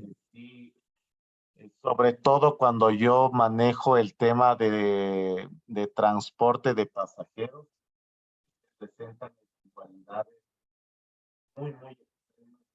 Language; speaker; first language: Spanish; native; Spanish